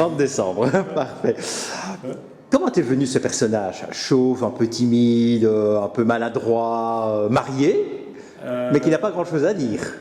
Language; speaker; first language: French; native; French